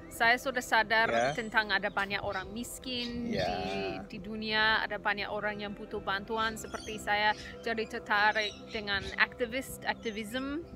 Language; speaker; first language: Indonesian; non-native, fluent; English